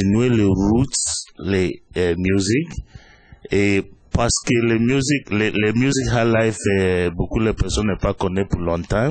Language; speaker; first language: French; non-native, learner; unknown